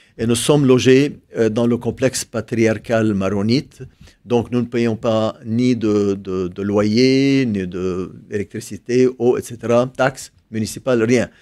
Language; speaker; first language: French; non-native, local second language; Arabic